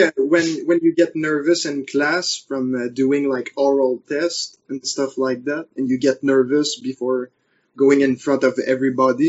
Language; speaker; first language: English; non-native, fluent; French